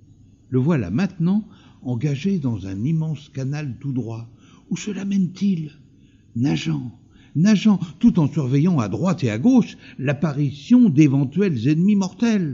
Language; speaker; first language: French; native; French